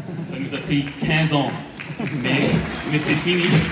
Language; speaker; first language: French; non-native, learner; English